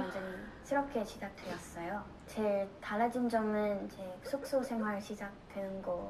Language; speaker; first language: Korean; non-native, learner; Thai